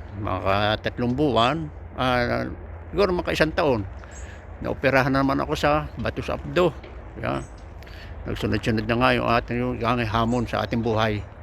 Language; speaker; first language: Filipino; native; Filipino